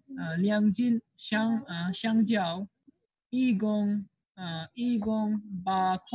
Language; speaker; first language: Chinese; non-native, learner; Bangla